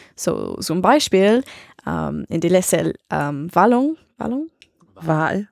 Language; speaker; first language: German; non-native, learner; English